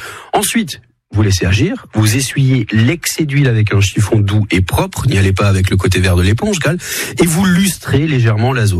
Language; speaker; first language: French; native; French